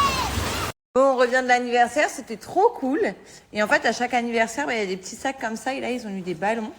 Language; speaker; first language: French; native; French